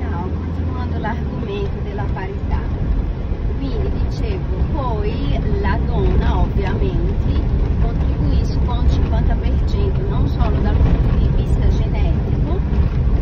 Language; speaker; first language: Italian; non-native, fluent; Portuguese